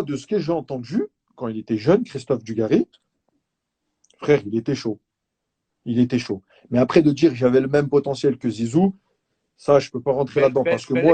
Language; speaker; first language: French; native; French